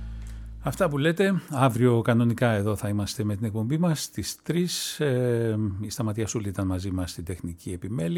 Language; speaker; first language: Greek; native; Greek